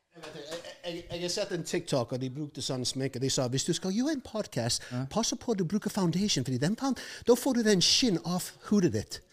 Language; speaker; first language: Norwegian; non-native, fluent; English